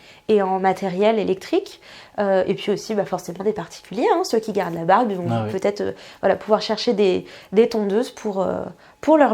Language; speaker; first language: French; native; French